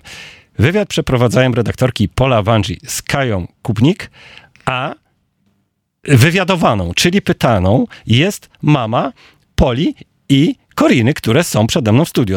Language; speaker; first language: Polish; native; Polish